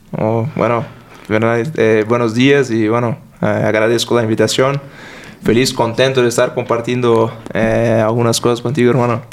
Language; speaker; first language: Spanish; non-native, fluent; Portuguese